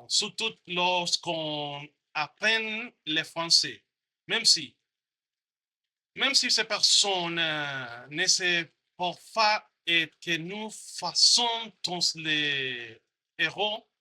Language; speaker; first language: French; non-native, learner; Spanish